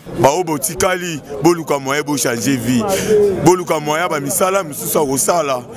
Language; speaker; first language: Lingala; native; Lingala